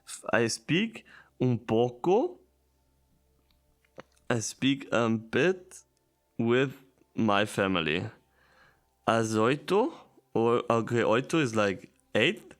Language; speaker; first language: English; non-native, fluent; German